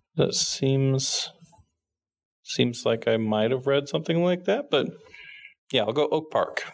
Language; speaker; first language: English; native; English